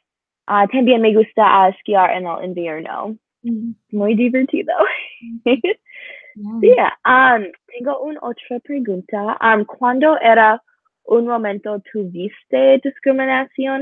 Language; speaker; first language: Spanish; non-native, learner; English